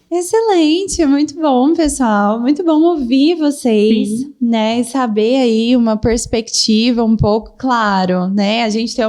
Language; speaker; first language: Portuguese; native; Portuguese